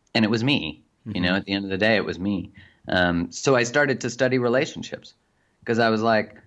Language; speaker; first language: English; native; English